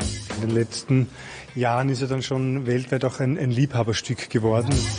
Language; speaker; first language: German; native; German